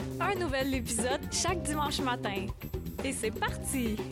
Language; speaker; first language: French; native; French